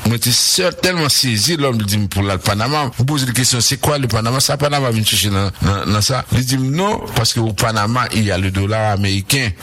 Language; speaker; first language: French; non-native, local second language; Haitian Creole